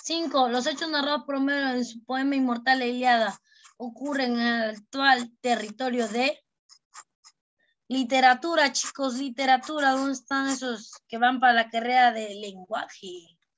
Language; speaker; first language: Spanish; native; Spanish